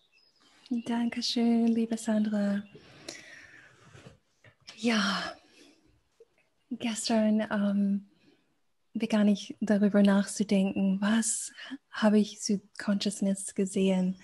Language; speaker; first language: German; non-native, fluent; English